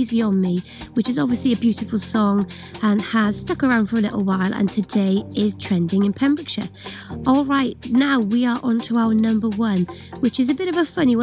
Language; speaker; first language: English; native; English